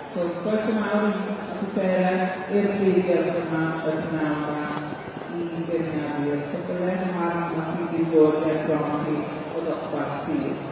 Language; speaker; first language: Welsh; native; Welsh